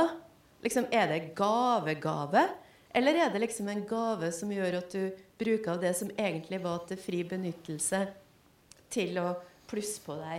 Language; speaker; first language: Norwegian; native; Norwegian